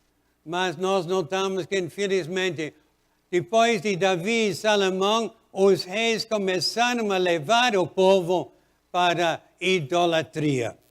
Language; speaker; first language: Portuguese; non-native, fluent; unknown